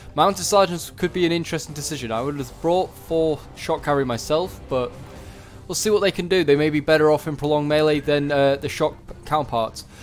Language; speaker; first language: English; native; English